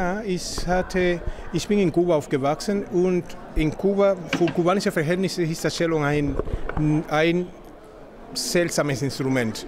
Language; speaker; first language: German; non-native, fluent; Spanish